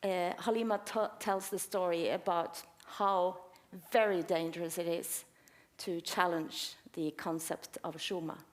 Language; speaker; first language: English; non-native, fluent; Norwegian